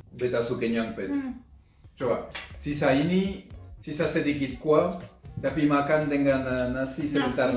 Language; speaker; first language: Indonesian; non-native, fluent; French